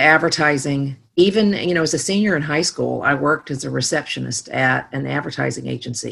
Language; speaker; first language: English; native; English